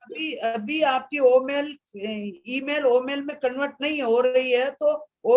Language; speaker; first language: Hindi; native; Hindi